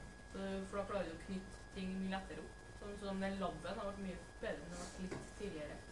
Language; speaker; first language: Norwegian; native; Norwegian